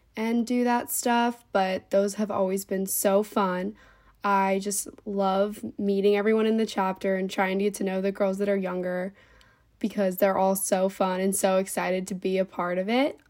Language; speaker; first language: English; native; English